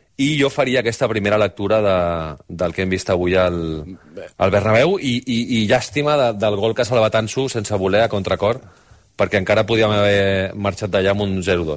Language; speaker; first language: Catalan; native; Catalan